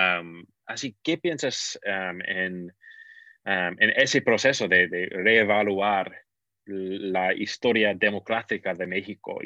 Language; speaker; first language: Spanish; non-native, fluent; English